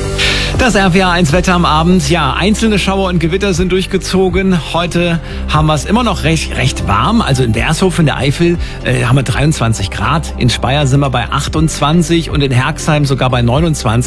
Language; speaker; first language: German; native; German